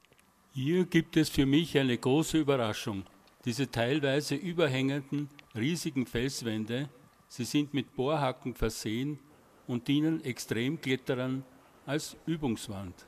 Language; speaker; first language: German; native; German